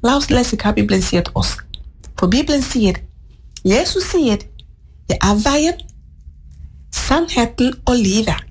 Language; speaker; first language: Norwegian; non-native, fluent; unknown